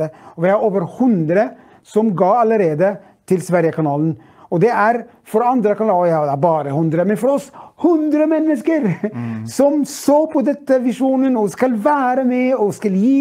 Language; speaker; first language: Norwegian; non-native, fluent; Arabic